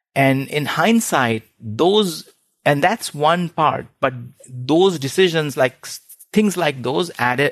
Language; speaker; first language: English; non-native, local second language; Hindi